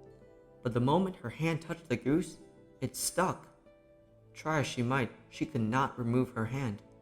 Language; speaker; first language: English; native; English